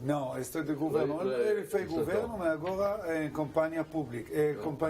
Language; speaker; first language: Portuguese; non-native, learner; Hebrew